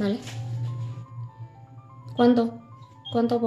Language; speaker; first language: Spanish; non-native, learner; Indonesian